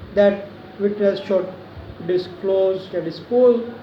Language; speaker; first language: English; non-native, local second language; Urdu